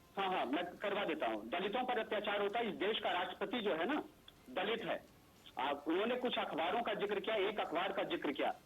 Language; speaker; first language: Hindi; native; Hindi